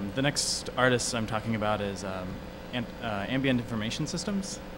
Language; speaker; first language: English; native; English